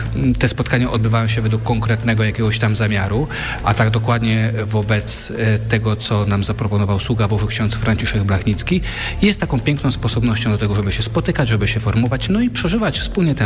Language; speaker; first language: Polish; native; Polish